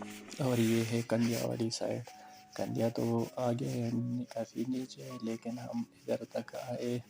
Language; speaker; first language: Hindi; non-native, local second language; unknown